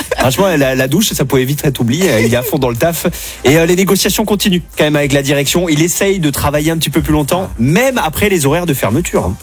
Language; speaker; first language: French; native; French